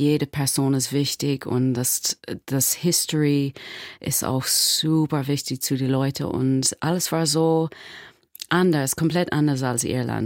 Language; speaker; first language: German; non-native, learner; English